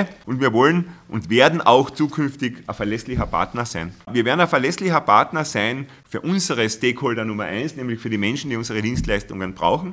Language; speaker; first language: German; native; German